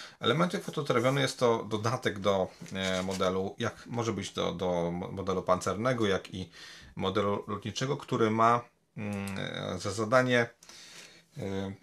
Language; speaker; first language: Polish; native; Polish